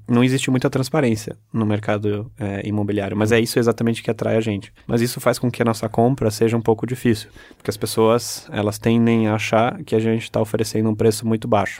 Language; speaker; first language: Portuguese; early bilingual, other home language; German